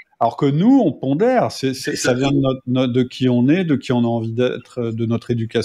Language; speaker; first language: French; native; French